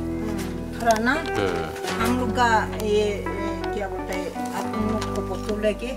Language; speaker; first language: Hindi; non-native, local second language; Assamese